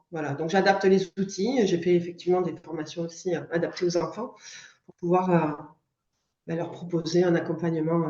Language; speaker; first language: French; native; French